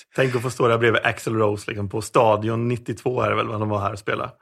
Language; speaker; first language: Swedish; native; Swedish